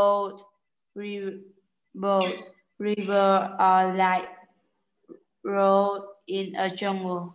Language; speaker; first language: English; non-native, learner; Vietnamese